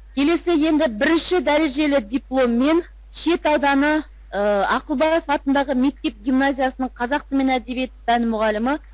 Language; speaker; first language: Kazakh; native; Kazakh